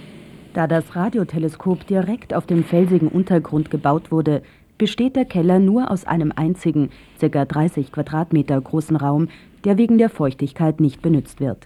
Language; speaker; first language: German; native; German